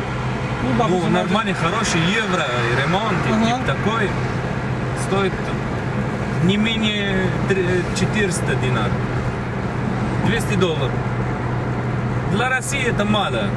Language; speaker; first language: Russian; non-native, fluent; Arabic